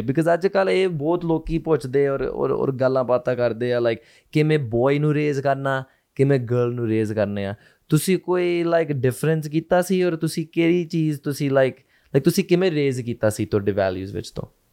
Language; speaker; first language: Punjabi; early bilingual, heritage; Punjabi